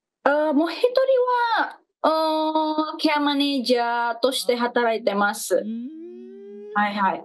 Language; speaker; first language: Japanese; non-native, fluent; Indonesian